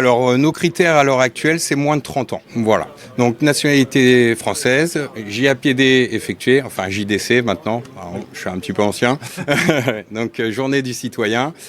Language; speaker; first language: French; native; French